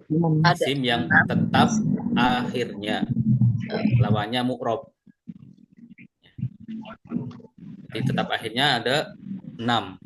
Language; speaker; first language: Indonesian; native; Indonesian